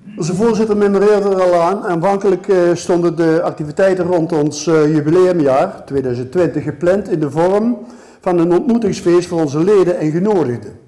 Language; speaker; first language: Dutch; native; Dutch